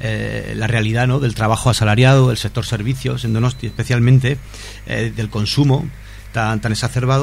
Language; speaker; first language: Spanish; native; Spanish